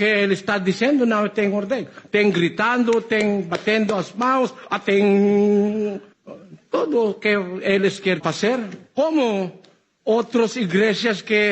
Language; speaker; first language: Portuguese; non-native, learner; Filipino